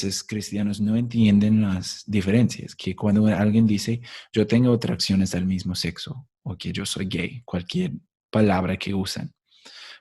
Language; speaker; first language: Spanish; non-native, fluent; English